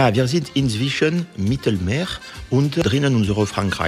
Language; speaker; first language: German; non-native, learner; French